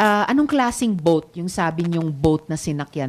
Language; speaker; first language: Filipino; native; Filipino